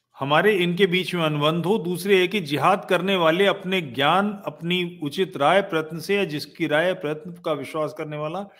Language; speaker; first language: Hindi; native; Hindi